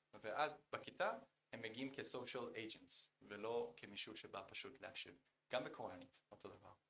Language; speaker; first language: Hebrew; non-native, fluent; Korean